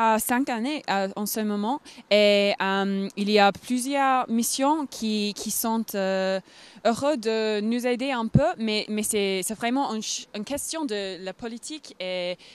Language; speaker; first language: French; non-native, fluent; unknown